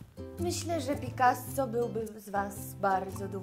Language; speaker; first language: Polish; native; Polish